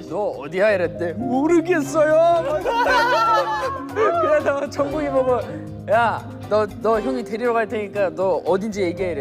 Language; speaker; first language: Korean; native; Korean